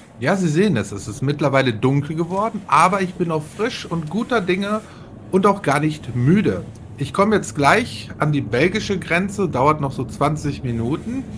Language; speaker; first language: German; native; German